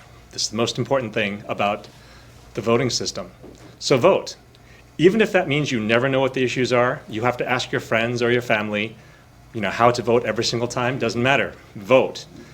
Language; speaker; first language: English; early bilingual, other home language; Korean